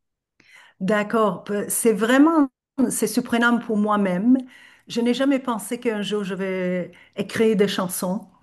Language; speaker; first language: French; non-native, fluent; Turkish